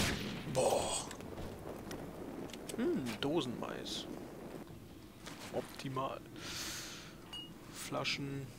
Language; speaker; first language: German; native; German